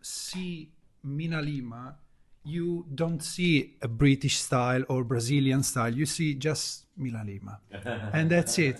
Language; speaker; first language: English; non-native, learner; Italian